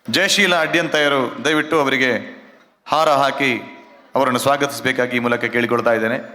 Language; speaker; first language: Kannada; non-native, local second language; Tulu